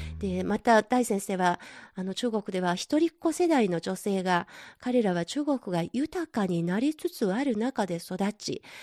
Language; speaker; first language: Japanese; non-native, fluent; Chinese